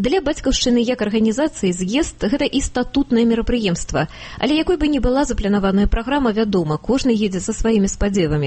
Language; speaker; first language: Belarusian; native; Belarusian